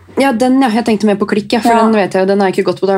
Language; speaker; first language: Norwegian; native; Norwegian